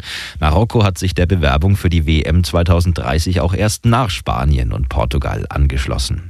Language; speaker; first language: German; native; German